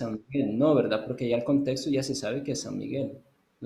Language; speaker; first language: Spanish; native; Spanish